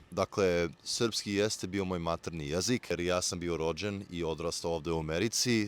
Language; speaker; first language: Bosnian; early bilingual, heritage; Serbian